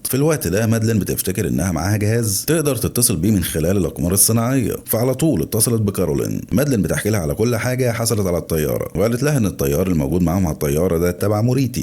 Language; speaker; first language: Arabic; native; Arabic